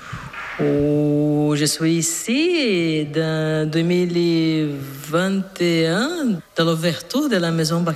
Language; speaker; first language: French; non-native, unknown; Portuguese